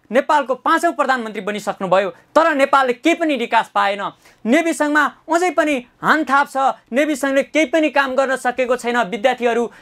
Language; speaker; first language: Nepali; native; Nepali